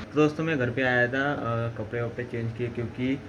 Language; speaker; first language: Hindi; non-native, local second language; Marathi